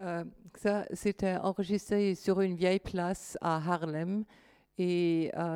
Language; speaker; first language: French; non-native, fluent; German